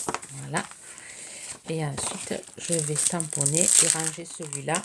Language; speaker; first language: French; native; French